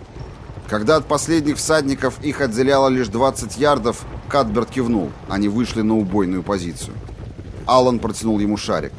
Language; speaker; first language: Russian; native; Russian